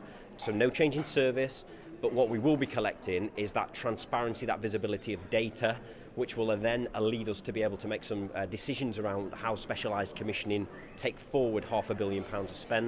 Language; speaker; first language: English; native; English